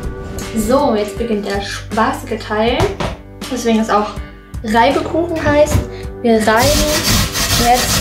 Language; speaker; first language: German; native; German